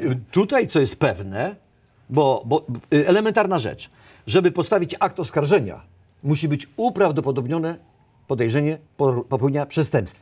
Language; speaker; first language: Polish; native; Polish